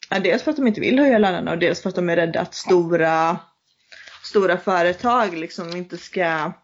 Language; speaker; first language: Swedish; native; Swedish